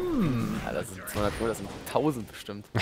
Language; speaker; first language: German; native; German